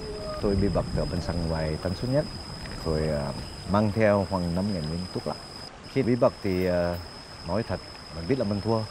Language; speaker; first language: Vietnamese; non-native, fluent; Malay